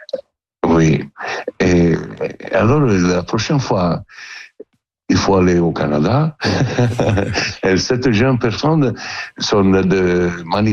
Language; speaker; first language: French; non-native, learner; Italian